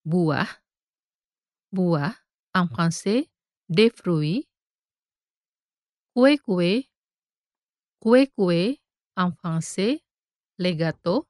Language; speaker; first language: French; non-native, fluent; Indonesian